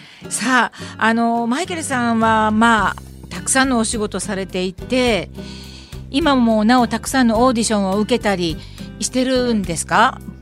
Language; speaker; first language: Japanese; native; Japanese